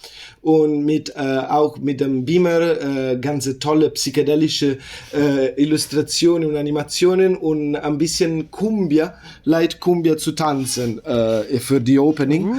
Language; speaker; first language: German; non-native, learner; Italian